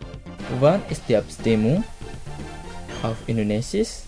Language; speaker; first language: German; non-native, fluent; Indonesian